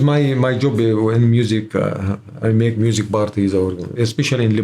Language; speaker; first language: English; non-native, learner; Arabic